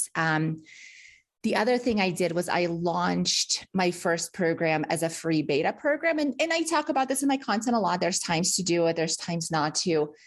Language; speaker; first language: English; early bilingual, other home language; Russian